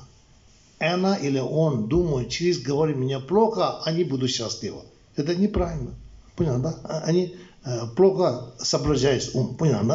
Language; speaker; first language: Russian; non-native, learner; Tibetan